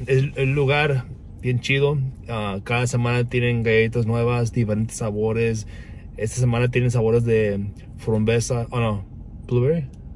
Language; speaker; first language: Spanish; early bilingual, other home language; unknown